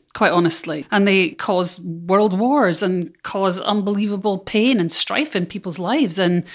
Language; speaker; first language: English; native; English